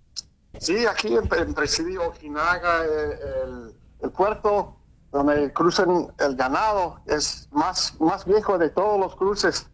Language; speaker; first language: Spanish; early bilingual, heritage; English